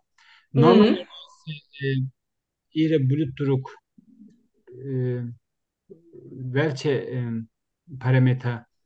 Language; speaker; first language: German; non-native, learner; Turkish